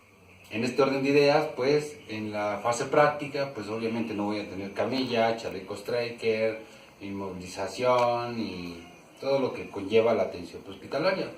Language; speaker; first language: Spanish; native; Spanish